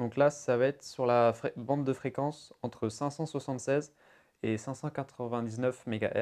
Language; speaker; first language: French; native; French